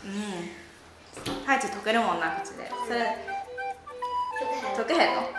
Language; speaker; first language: Japanese; native; Japanese